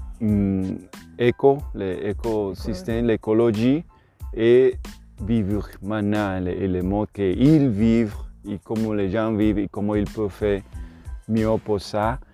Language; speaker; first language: French; non-native, learner; Spanish